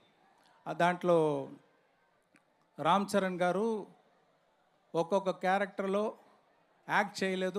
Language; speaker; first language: Telugu; non-native, learner; Tamil